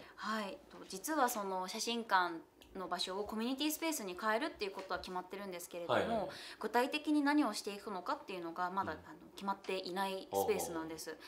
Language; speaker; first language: Japanese; native; Japanese